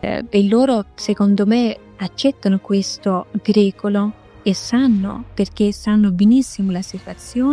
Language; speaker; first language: Italian; non-native, fluent; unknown